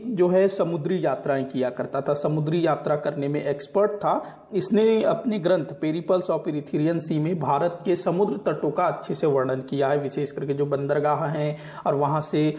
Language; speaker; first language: Hindi; non-native, local second language; Marathi